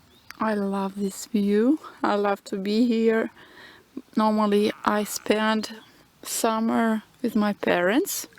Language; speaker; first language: English; non-native, learner; Russian